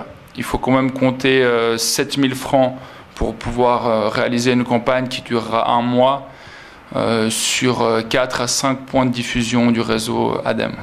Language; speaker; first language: French; native; French